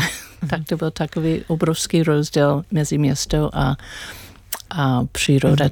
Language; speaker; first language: Czech; non-native, learner; English